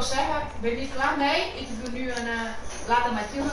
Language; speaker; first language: Dutch; non-native, learner; Portuguese